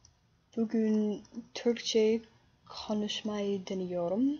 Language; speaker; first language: Turkish; non-native, learner; English